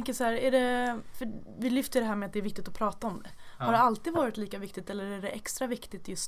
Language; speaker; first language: Swedish; native; Swedish